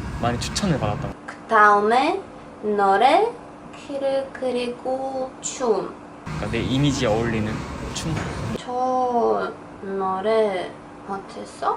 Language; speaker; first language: Korean; non-native, fluent; Thai